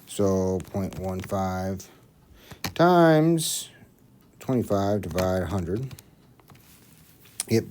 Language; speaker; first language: English; native; English